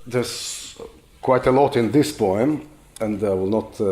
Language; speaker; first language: English; non-native, fluent; Hebrew